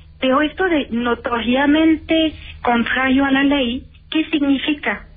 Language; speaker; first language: Spanish; native; Spanish